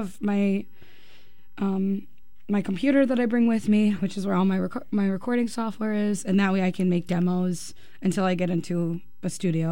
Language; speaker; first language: English; native; English